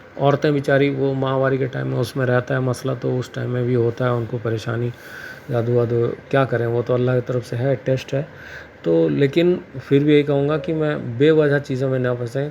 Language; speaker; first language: Urdu; native; Urdu